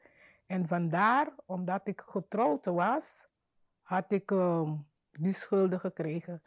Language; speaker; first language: Dutch; non-native, learner; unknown